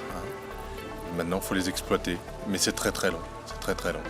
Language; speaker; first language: French; native; French